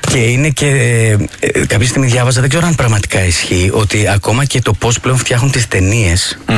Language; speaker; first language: Greek; native; Greek